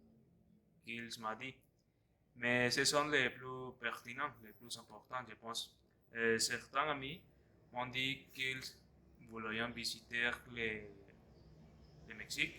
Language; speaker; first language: French; non-native, learner; Spanish